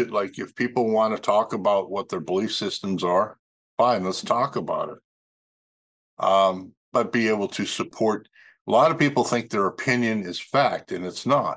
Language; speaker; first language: English; native; English